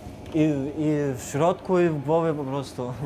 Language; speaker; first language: Polish; non-native, fluent; Chechen